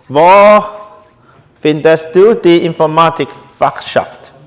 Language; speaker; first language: German; non-native, learner; Chinese